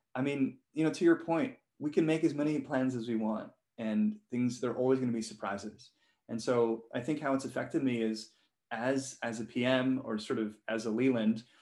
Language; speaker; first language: English; non-native, local second language; Cantonese